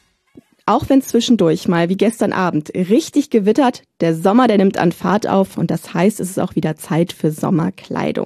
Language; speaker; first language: German; native; German